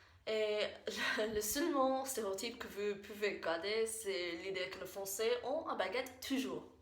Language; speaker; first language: French; non-native, learner; English